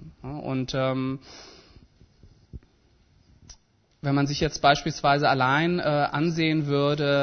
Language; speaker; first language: German; native; German